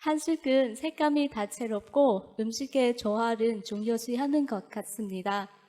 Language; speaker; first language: Korean; non-native, fluent; Vietnamese